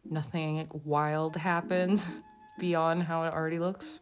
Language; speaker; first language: English; native; English